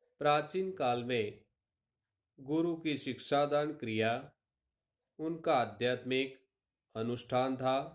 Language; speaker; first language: Hindi; non-native, local second language; Gujarati